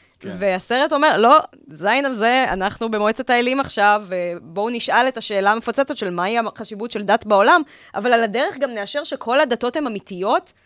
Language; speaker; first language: Hebrew; native; Hebrew